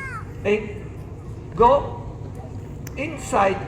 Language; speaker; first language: English; non-native, learner; Italian